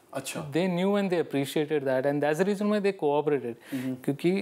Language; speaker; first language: Hindi; non-native, local second language; Marathi